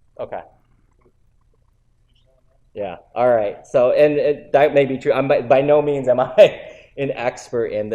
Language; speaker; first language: English; native; English